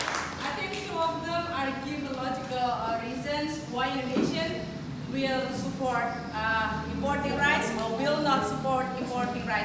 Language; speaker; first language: English; non-native, fluent; Indonesian